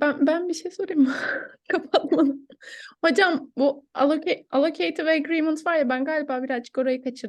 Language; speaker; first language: Turkish; native; Turkish